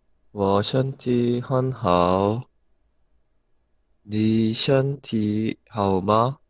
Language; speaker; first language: Chinese; non-native, learner; Korean